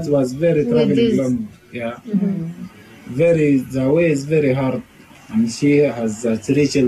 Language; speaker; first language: English; non-native, learner; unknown